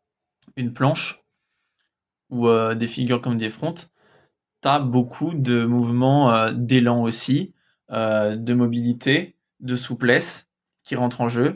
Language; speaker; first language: French; native; French